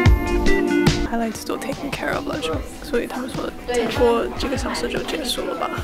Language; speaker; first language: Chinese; early bilingual, heritage; Chinese